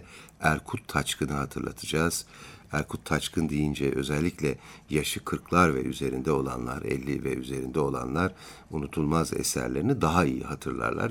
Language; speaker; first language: Turkish; native; Turkish